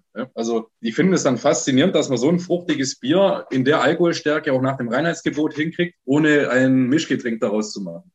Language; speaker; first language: German; native; German